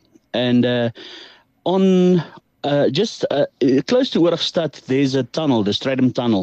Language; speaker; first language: English; non-native, local second language; Afrikaans